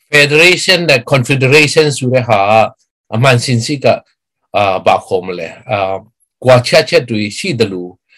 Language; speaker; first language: Burmese; non-native, local second language; Kachin